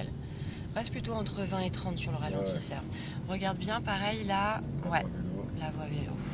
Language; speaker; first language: French; native; French